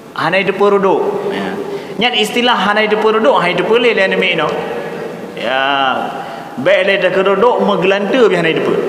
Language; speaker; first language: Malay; non-native, local second language; Achinese